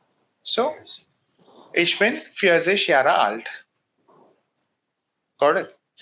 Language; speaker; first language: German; non-native, fluent; Telugu